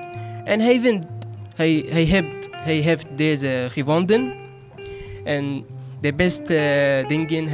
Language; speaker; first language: Dutch; non-native, learner; Arabic